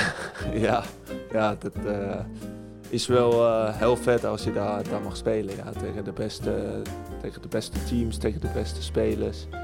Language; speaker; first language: Dutch; early bilingual, heritage; Dutch